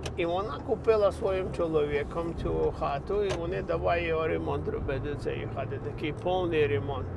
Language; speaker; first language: Ukrainian; native; Ukrainian